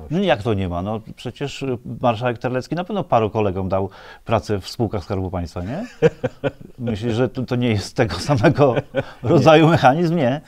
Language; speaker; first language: Polish; native; Polish